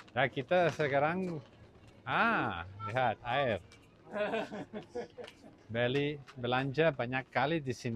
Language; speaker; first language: Indonesian; non-native, learner; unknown